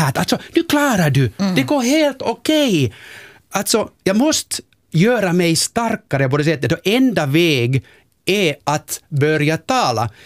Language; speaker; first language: Swedish; non-native, local second language; Finnish